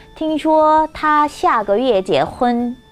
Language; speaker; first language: Chinese; non-native, fluent; Korean